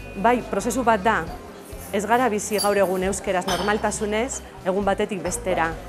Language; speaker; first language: Basque; non-native, local second language; Spanish